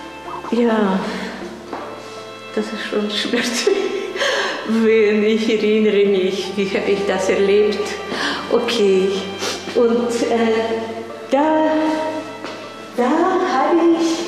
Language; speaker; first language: German; non-native, fluent; Russian